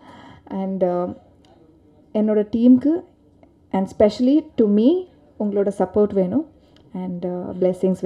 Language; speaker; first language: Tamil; non-native, learner; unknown